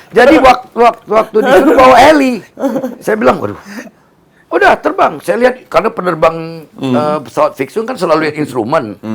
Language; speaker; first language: Indonesian; native; Indonesian